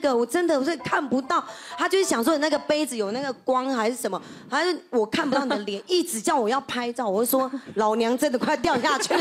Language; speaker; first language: Chinese; native; Chinese